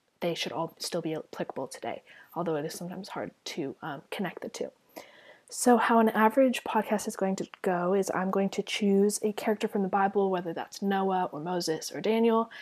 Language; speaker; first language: English; native; English